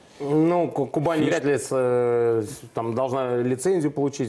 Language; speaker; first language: Russian; native; Russian